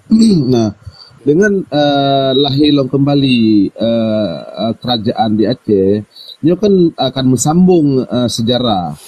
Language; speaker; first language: Malay; non-native, local second language; Achinese